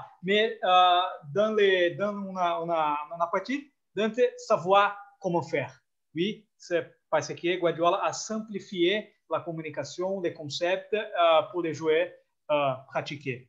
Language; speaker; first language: French; non-native, fluent; Portuguese